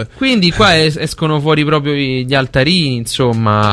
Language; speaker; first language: Italian; native; Italian